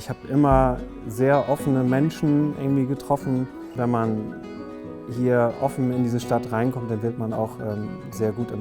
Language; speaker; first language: German; native; German